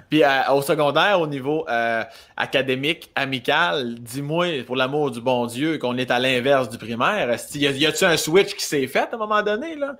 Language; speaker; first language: French; native; French